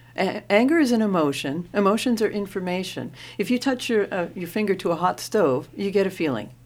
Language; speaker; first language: English; native; English